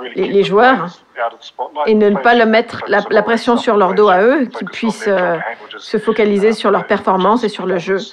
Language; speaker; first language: French; non-native, fluent; English